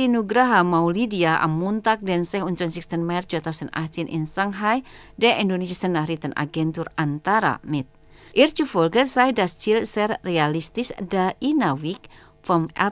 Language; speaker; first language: German; non-native, fluent; Indonesian